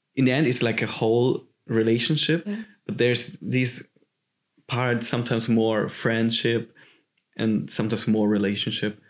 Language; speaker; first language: English; non-native, fluent; German